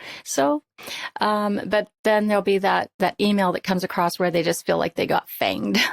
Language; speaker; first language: English; native; English